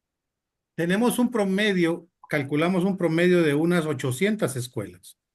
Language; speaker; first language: Spanish; native; Spanish